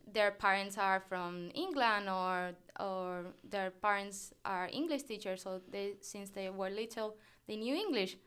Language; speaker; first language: English; non-native, fluent; Spanish